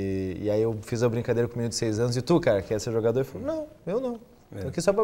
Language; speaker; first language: Portuguese; native; Portuguese